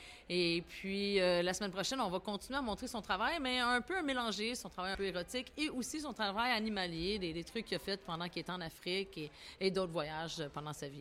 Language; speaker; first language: French; native; French